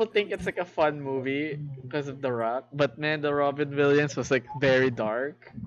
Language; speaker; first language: English; non-native, local second language; Filipino